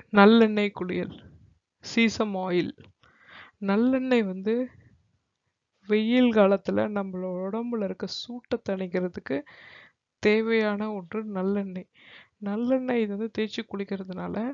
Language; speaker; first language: Tamil; native; Tamil